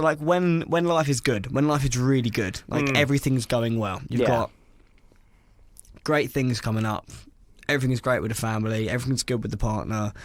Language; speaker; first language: English; native; English